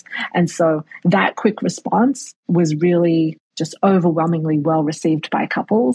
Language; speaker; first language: English; native; English